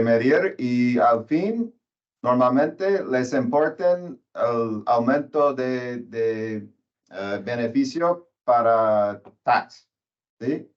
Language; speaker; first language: Spanish; non-native, learner; English